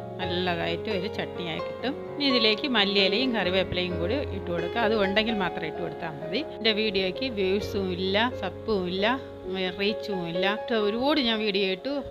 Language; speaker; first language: Malayalam; native; Malayalam